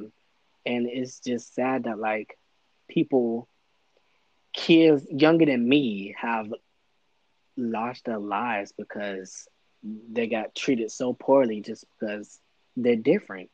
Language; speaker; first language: English; native; English